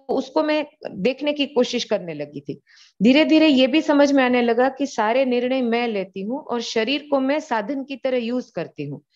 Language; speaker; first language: Hindi; non-native, local second language; Gujarati